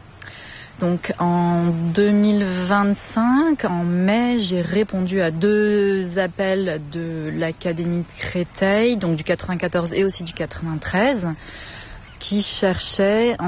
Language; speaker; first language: French; native; French